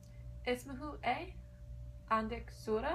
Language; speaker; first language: Arabic; non-native, learner; English